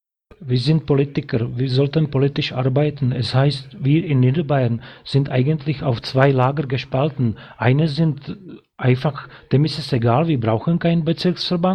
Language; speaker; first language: German; non-native, fluent; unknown